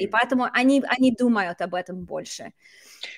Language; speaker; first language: Russian; non-native, fluent; English